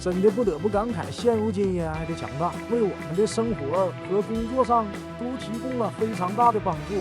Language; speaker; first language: Chinese; native; Chinese